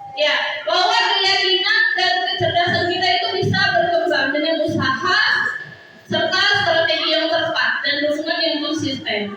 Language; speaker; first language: Indonesian; native; Indonesian